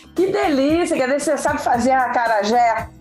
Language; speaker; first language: Portuguese; native; Portuguese